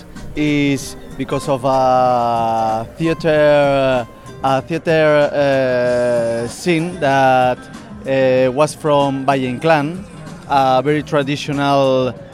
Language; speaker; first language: English; non-native, fluent; Spanish